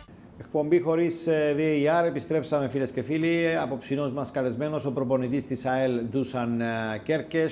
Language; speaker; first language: Greek; native; Greek